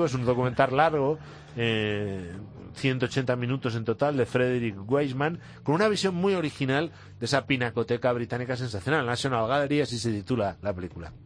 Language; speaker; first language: Spanish; native; Spanish